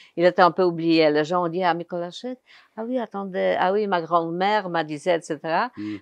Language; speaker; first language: French; non-native, fluent; Polish